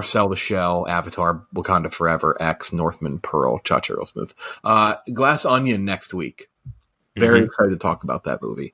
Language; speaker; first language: English; native; English